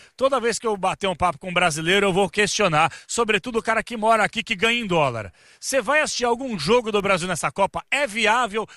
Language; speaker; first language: Portuguese; native; Portuguese